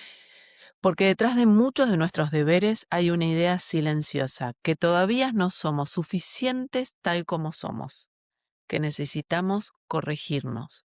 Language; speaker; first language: Spanish; native; Spanish